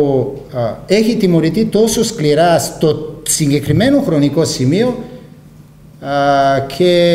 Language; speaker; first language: Greek; non-native, fluent; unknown